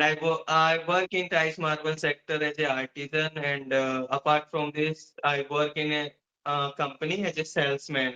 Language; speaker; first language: English; non-native, learner; Hindi